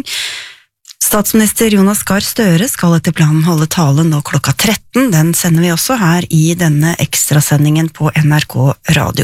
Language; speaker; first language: Norwegian; native; Norwegian